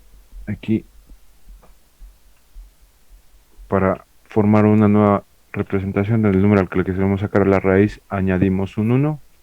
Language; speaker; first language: Spanish; native; Spanish